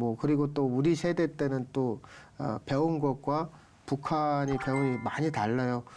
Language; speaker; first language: Korean; native; Korean